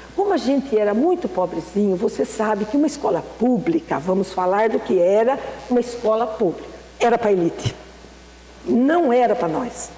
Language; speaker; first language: Portuguese; native; Portuguese